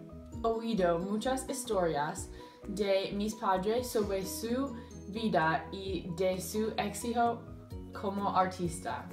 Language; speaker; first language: Spanish; non-native, learner; English